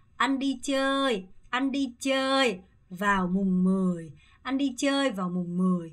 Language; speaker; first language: Vietnamese; non-native, fluent; Korean